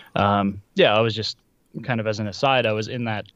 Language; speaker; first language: English; early bilingual, other home language; Russian